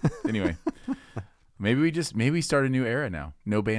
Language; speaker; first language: English; native; English